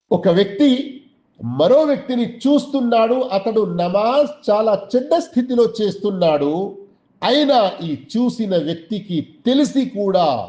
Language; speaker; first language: Telugu; non-native, local second language; Urdu